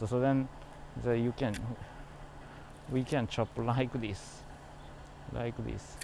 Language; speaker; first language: English; non-native, learner; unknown